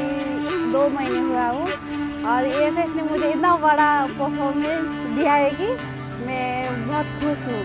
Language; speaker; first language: Hindi; non-native, learner; Nepali